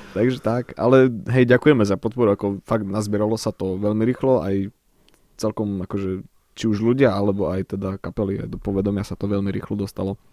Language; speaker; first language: Slovak; early bilingual, other home language; Czech